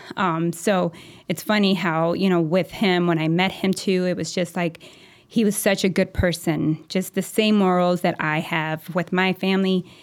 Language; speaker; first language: English; early bilingual, other home language; Spanish